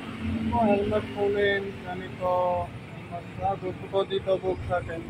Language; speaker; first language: Filipino; non-native, learner; Punjabi